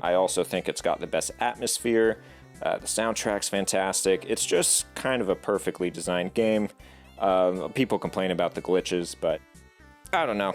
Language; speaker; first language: English; native; English